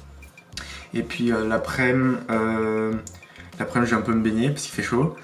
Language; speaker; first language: French; native; French